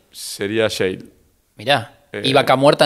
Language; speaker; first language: Spanish; native; Spanish